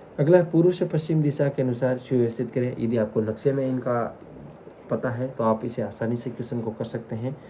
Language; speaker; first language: Hindi; native; Hindi